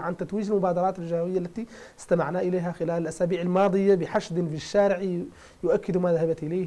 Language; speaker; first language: Arabic; native; Arabic